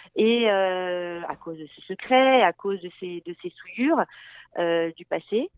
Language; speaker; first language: French; native; French